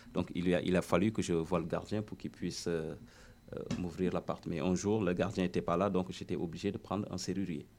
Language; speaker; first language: French; non-native, local second language; Wolof